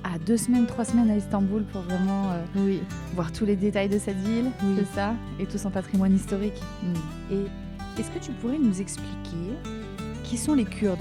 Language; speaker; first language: French; native; French